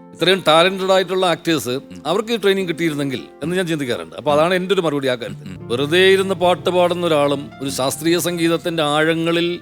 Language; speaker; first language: Malayalam; native; Malayalam